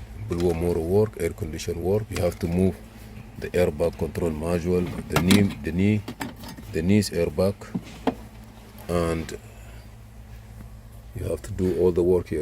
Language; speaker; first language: English; non-native, learner; Arabic